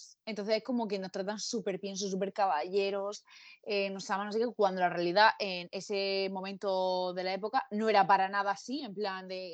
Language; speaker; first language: Spanish; native; Spanish